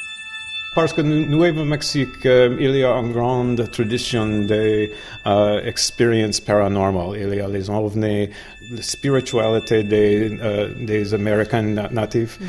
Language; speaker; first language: French; non-native, learner; English